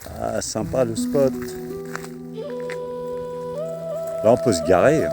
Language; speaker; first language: French; native; French